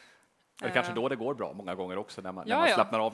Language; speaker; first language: Swedish; native; Swedish